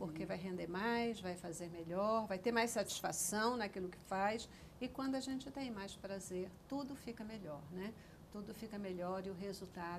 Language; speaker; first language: Portuguese; native; Portuguese